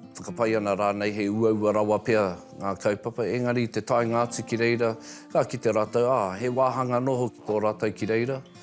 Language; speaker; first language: Māori; non-native, local second language; English